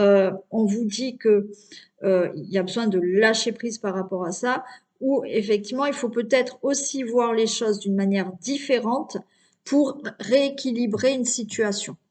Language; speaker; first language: French; native; French